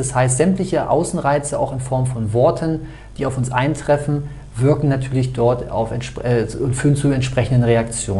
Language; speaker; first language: German; native; German